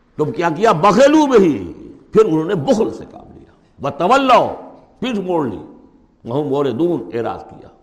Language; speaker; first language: Urdu; native; Urdu